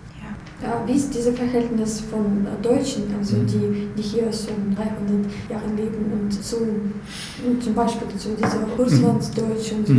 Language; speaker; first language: German; non-native, learner; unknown